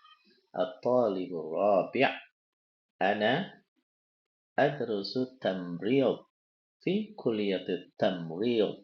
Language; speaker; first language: Arabic; non-native, fluent; Indonesian